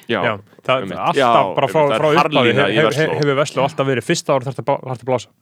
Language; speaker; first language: Icelandic; native; Icelandic